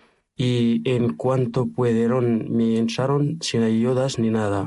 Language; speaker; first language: Spanish; non-native, learner; Arabic